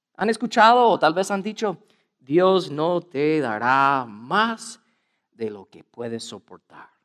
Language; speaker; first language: Spanish; non-native, fluent; English